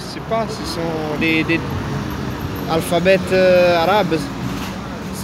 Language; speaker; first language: French; non-native, learner; Italian